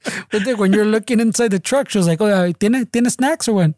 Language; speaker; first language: English; early bilingual, other home language; Spanish